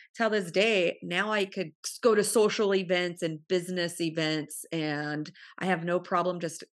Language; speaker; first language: English; native; English